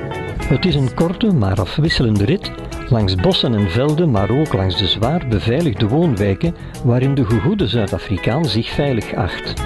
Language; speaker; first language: Dutch; native; Dutch